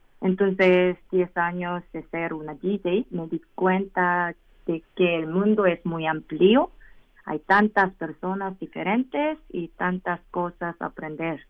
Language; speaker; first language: Spanish; non-native, learner; Korean